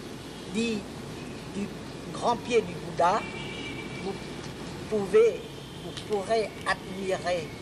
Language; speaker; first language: French; non-native, local second language; Khmer